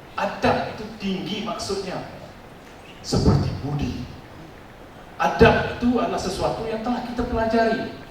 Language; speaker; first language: Malay; non-native, local second language; Tamil